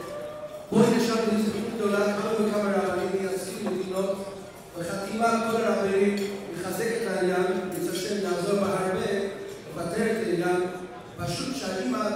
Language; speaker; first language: Hebrew; non-native, fluent; English